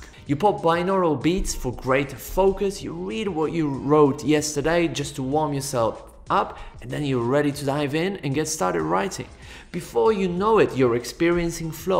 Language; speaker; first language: English; non-native, fluent; Polish